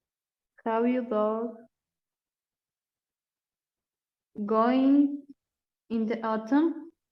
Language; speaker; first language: English; non-native, learner; Spanish